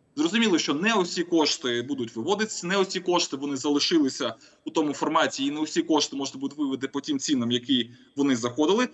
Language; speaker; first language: Ukrainian; non-native, local second language; Russian